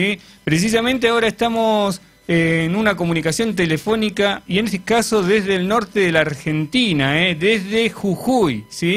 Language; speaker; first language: Spanish; native; Spanish